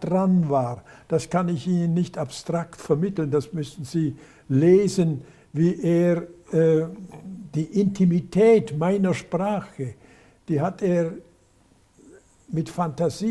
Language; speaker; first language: German; native; German